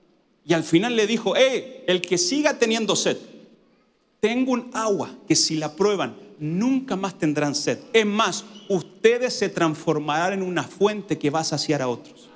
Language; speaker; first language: Spanish; native; Spanish